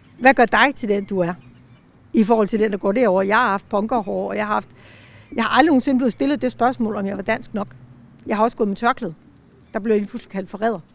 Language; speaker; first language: Danish; native; Danish